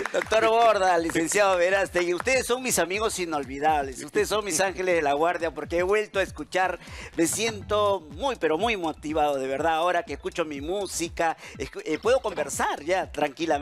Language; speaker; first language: Spanish; native; Spanish